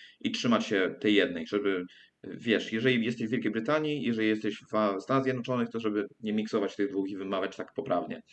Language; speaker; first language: Polish; early bilingual, heritage; English